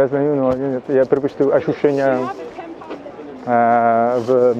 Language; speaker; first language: Russian; non-native, learner; French